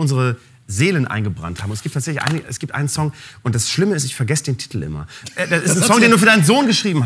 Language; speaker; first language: German; native; German